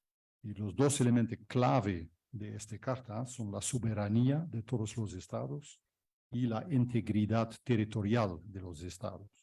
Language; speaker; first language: Spanish; non-native, fluent; Dutch